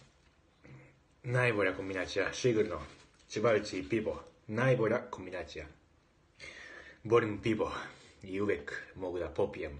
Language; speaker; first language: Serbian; non-native, learner; Japanese